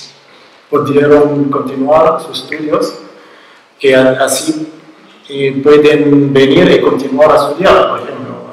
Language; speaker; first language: Spanish; non-native, learner; Arabic